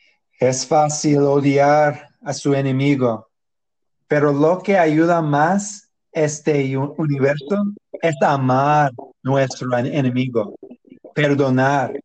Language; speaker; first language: Spanish; non-native, learner; English